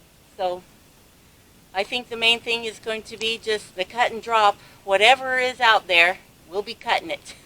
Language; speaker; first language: English; native; English